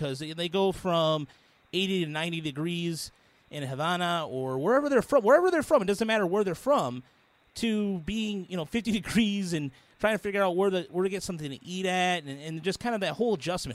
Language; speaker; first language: English; early bilingual, other home language; Spanish